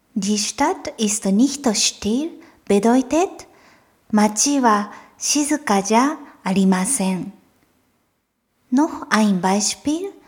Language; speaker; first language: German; non-native, fluent; Japanese